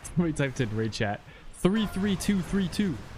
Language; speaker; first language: English; native; English